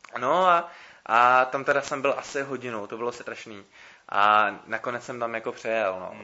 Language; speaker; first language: Czech; native; Czech